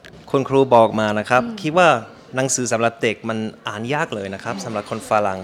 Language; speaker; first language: Thai; non-native, fluent; German